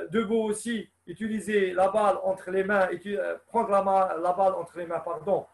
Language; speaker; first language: French; non-native, local second language; Arabic